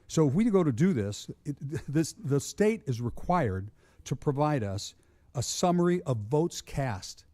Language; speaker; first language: English; native; English